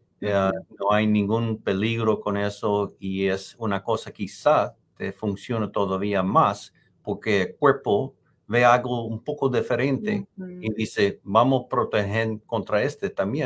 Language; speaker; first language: Spanish; non-native, fluent; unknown